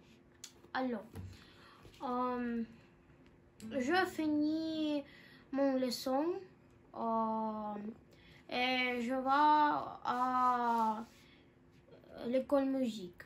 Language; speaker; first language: French; non-native, learner; Russian